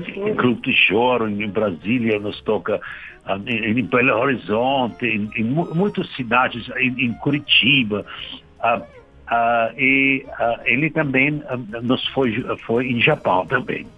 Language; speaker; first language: Portuguese; non-native, learner; German